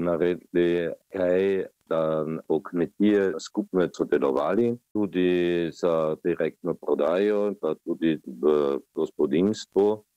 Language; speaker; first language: Slovenian; non-native, learner; German